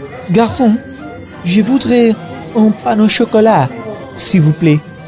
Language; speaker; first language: French; non-native, learner; English